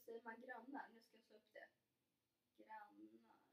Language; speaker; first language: Swedish; native; Swedish